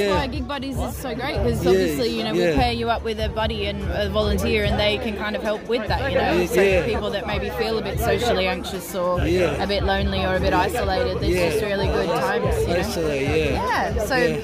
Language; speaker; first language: English; native; English